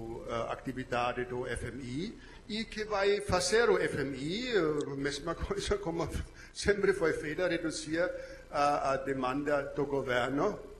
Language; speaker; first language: Portuguese; non-native, fluent; German